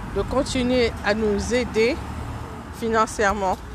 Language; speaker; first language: French; early bilingual, other home language; Haitian Creole